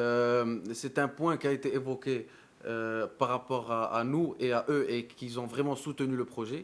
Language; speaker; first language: French; non-native, local second language; Arabic